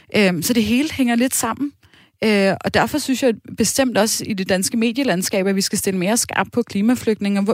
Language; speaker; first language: Danish; native; Danish